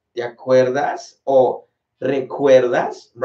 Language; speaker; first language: Spanish; native; Spanish